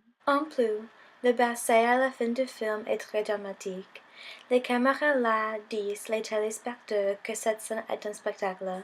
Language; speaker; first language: French; non-native, learner; English